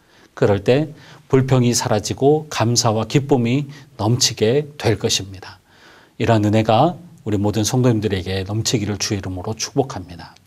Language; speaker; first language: Korean; native; Korean